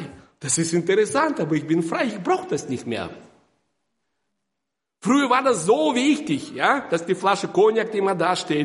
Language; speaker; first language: German; non-native, fluent; Russian